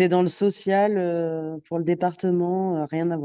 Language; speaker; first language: French; native; French